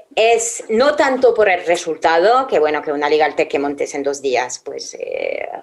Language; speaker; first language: Spanish; non-native, fluent; French